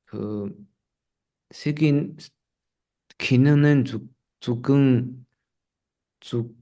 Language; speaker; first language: Korean; non-native, learner; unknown